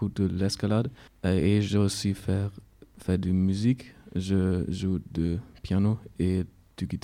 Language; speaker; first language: French; non-native, learner; German